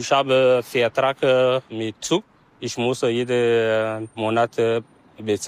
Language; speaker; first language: German; non-native, learner; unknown